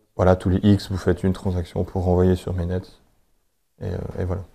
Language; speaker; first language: French; native; French